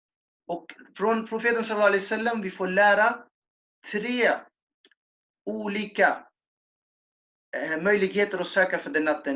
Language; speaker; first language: Swedish; non-native, fluent; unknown